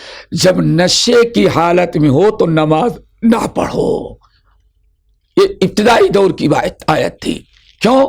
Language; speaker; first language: Urdu; native; Urdu